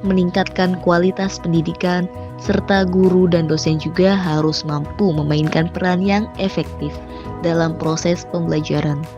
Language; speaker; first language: Indonesian; native; Indonesian